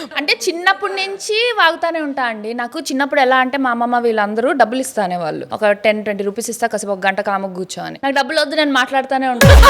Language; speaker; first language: Telugu; native; Telugu